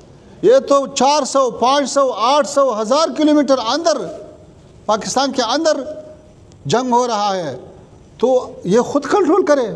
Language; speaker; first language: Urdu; non-native, learner; Pashto